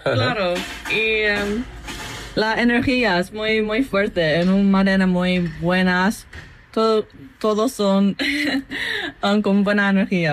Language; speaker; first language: Spanish; non-native, fluent; English